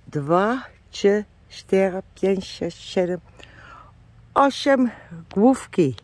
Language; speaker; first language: Polish; non-native, learner; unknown